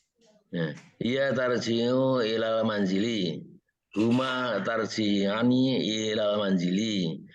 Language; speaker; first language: Arabic; non-native, learner; Indonesian